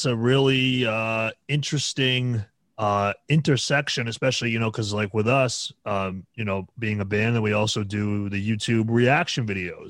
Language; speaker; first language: English; native; English